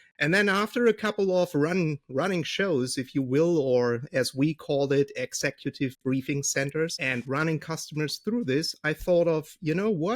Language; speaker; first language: English; non-native, fluent; German